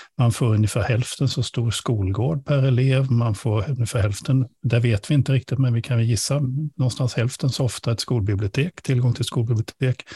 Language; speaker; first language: Swedish; native; Swedish